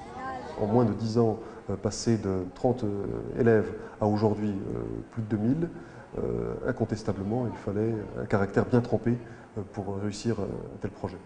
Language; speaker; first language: French; native; French